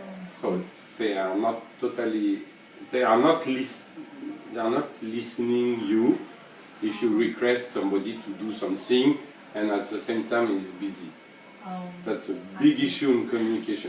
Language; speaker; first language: English; non-native, learner; French